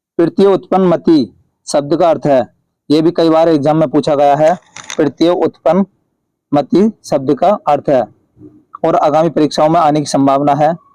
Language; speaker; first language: Hindi; native; Hindi